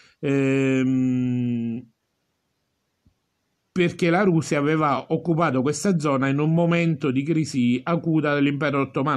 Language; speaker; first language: Italian; native; Italian